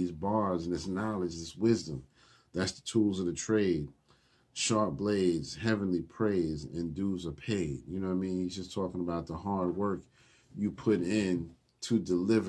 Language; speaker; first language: English; native; English